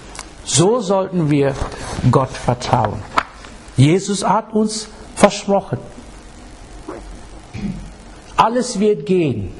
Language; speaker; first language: German; non-native, fluent; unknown